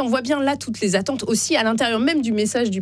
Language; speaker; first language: French; native; French